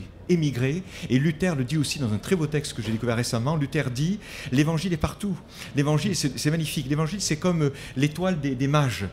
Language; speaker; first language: French; native; French